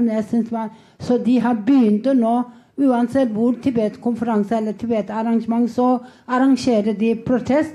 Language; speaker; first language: Norwegian; non-native, fluent; Tibetan